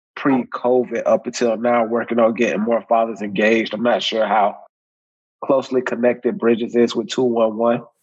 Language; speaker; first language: English; native; English